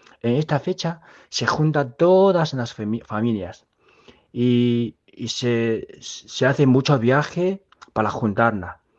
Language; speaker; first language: Spanish; non-native, fluent; Chinese